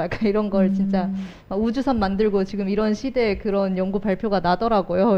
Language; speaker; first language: Korean; native; Korean